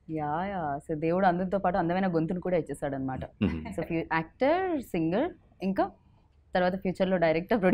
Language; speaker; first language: Telugu; native; Telugu